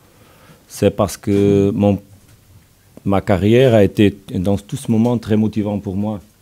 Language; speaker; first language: French; non-native, learner; Portuguese